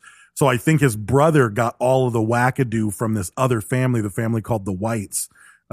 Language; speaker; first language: English; native; English